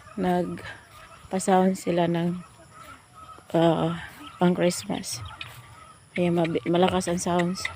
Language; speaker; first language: Filipino; non-native, local second language; Cebuano